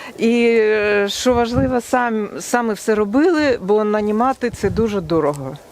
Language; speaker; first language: Ukrainian; non-native, local second language; Russian